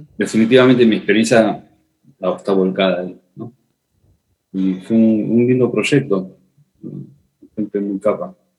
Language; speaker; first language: Spanish; native; Spanish